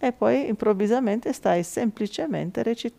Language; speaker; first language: Italian; native; Italian